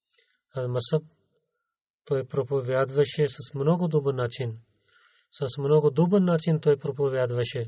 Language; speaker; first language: Bulgarian; non-native, learner; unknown